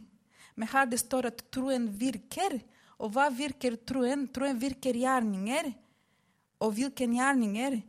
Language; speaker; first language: Swedish; non-native, fluent; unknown